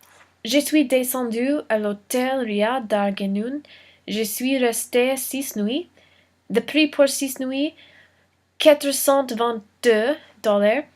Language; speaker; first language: French; non-native, learner; English